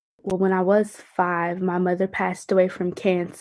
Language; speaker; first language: English; native; English